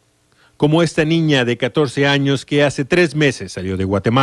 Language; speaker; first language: Spanish; native; Spanish